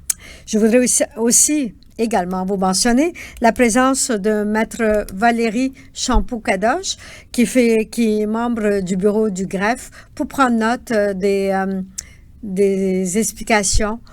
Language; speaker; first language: French; native; French